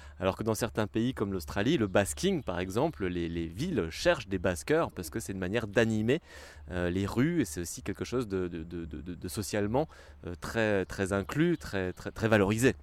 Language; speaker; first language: French; native; French